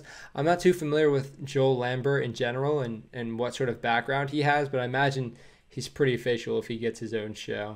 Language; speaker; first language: English; native; English